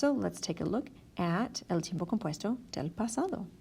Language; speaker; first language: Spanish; non-native, fluent; English